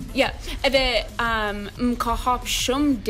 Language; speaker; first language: Albanian; early bilingual, heritage; Albanian